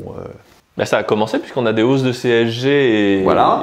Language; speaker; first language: French; native; French